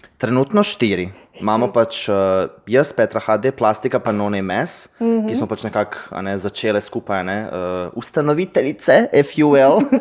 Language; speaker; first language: Slovenian; non-native, fluent; Serbian